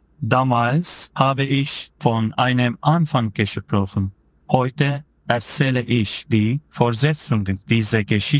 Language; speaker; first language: German; non-native, fluent; Turkish